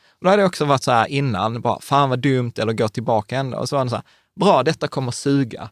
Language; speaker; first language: Swedish; native; Swedish